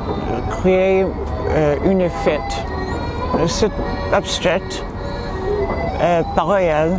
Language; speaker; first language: French; non-native, learner; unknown